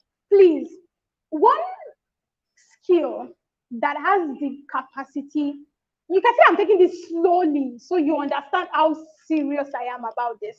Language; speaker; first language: English; non-native, local second language; Yoruba